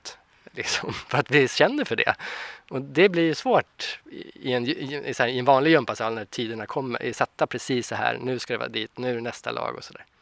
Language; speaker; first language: Swedish; native; Swedish